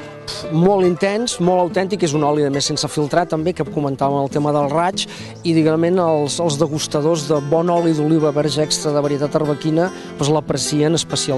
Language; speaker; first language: Catalan; native; Catalan